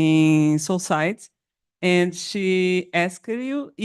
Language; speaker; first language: English; non-native, learner; Portuguese